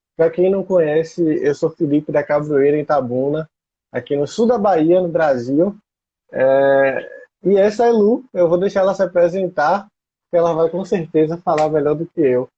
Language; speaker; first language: Portuguese; native; Portuguese